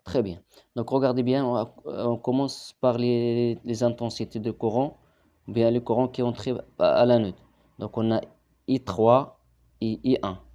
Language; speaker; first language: French; non-native, local second language; Arabic